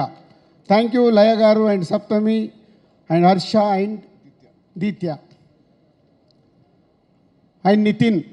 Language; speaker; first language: Telugu; native; Telugu